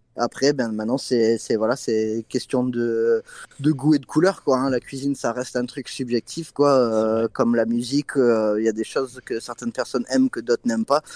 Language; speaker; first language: French; non-native, fluent; English